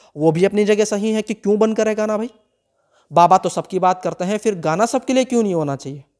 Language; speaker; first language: Hindi; non-native, local second language; Gujarati